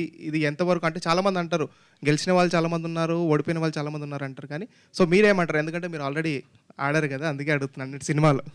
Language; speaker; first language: Telugu; native; Telugu